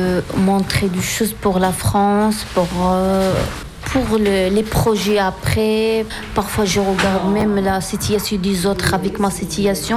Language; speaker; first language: French; non-native, learner; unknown